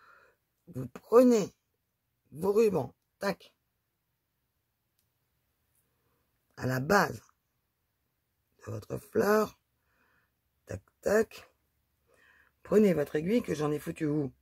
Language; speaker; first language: French; native; French